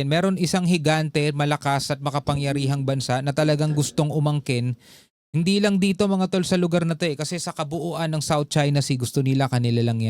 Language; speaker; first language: Filipino; native; Filipino